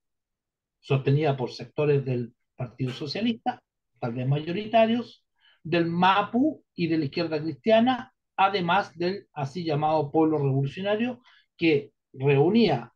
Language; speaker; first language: Spanish; native; Spanish